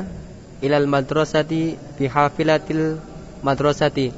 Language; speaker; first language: Arabic; non-native, learner; Indonesian